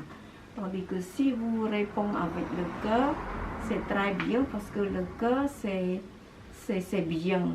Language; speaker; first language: French; non-native, fluent; Khmer